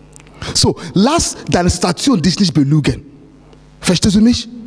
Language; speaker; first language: German; non-native, fluent; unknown